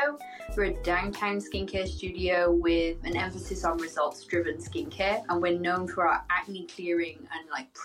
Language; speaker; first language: English; native; English